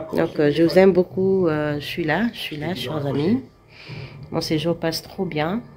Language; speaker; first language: French; non-native, local second language; Lingala